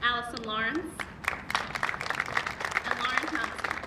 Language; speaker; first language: English; native; English